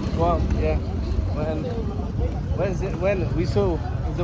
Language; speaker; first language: English; non-native, learner; French